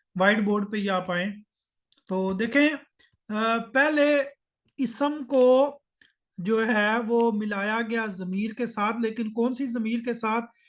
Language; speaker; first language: Urdu; native; Urdu